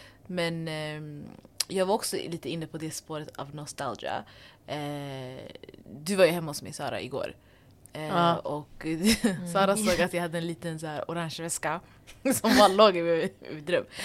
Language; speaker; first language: Swedish; native; Swedish